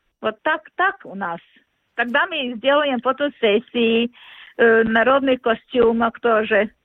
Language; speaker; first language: Russian; non-native, local second language; Latvian